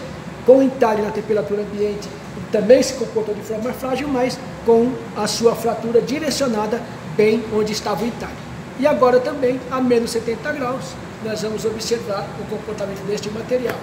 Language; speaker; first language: Portuguese; native; Portuguese